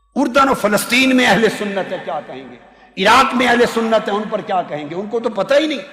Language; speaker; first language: Urdu; native; Urdu